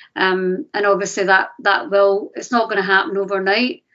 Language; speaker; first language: English; native; English